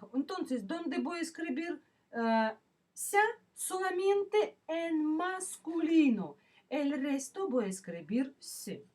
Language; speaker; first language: Spanish; non-native, fluent; Russian